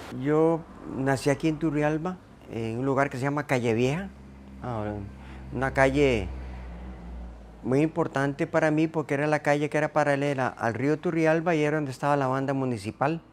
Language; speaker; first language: Spanish; native; Spanish